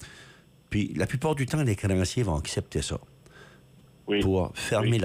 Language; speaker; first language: French; native; French